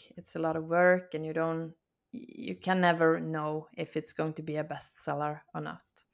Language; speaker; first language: English; non-native, fluent; Norwegian